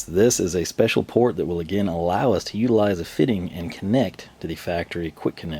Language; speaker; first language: English; native; English